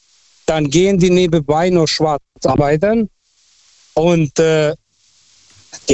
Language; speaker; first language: German; early bilingual, other home language; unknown